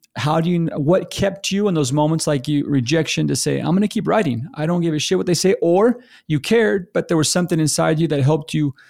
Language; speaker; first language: English; native; English